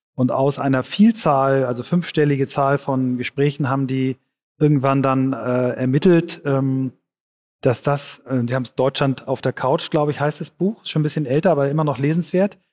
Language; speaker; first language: German; native; German